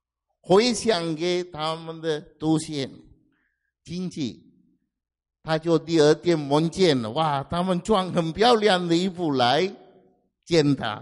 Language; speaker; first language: Chinese; non-native, fluent; Sinhala